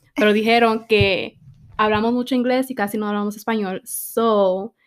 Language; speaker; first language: Spanish; early bilingual, heritage; Spanish